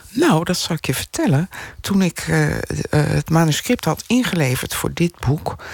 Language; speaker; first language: Dutch; native; Dutch